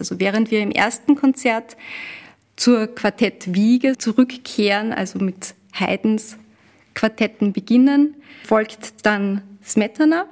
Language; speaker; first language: German; native; German